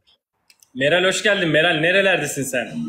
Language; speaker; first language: Turkish; native; Turkish